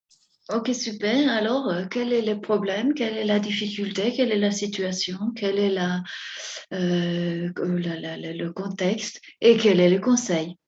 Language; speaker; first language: French; non-native, fluent; Spanish